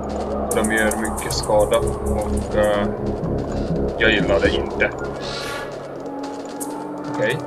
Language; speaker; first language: Swedish; non-native, learner; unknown